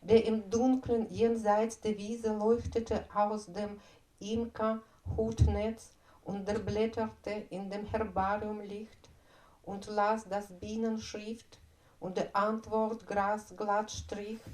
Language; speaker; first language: German; non-native, fluent; Russian